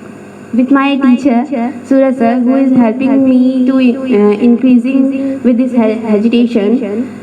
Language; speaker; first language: English; non-native, learner; Hindi